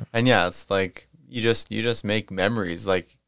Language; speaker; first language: English; native; English